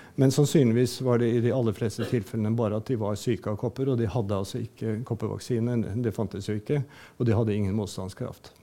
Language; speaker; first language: Norwegian; native; Norwegian